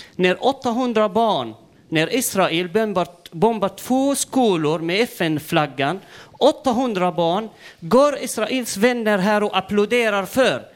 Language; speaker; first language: Swedish; non-native, fluent; Arabic